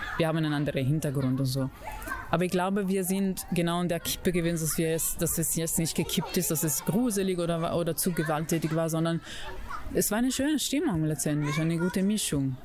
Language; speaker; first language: German; non-native, fluent; Italian